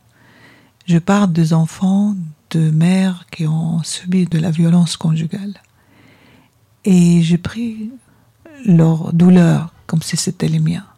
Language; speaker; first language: French; non-native, fluent; Arabic